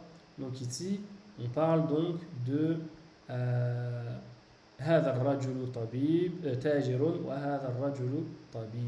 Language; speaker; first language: Arabic; non-native, fluent; French